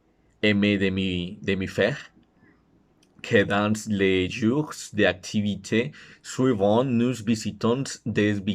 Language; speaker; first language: French; non-native, learner; Spanish